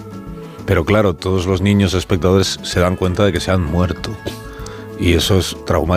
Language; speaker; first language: Spanish; native; Spanish